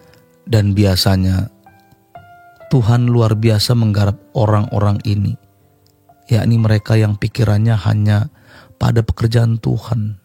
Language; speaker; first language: Indonesian; native; Indonesian